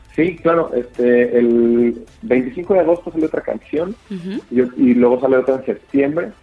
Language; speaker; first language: Spanish; native; Spanish